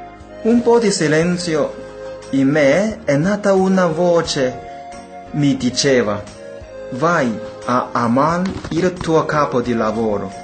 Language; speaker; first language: Italian; non-native, fluent; Chinese